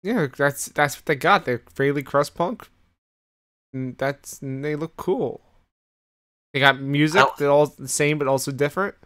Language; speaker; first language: English; native; English